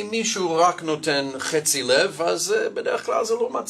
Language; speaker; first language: Hebrew; non-native, fluent; English